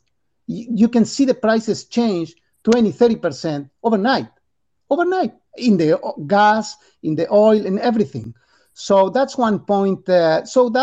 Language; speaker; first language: English; non-native, fluent; Spanish